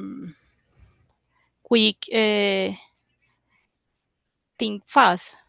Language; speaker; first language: English; non-native, learner; Spanish